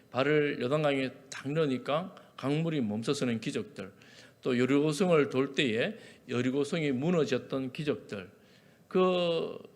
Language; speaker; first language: Korean; native; Korean